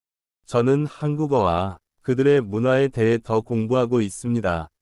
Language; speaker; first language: Korean; non-native, learner; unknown